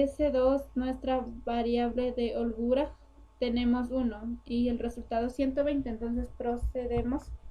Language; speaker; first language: Spanish; native; Spanish